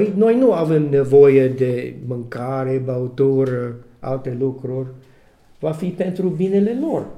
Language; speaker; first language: Romanian; non-native, learner; English